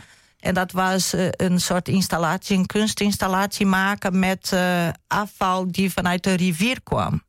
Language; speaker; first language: Dutch; non-native, fluent; Portuguese